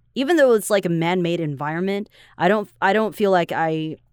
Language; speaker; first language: English; non-native, fluent; Chinese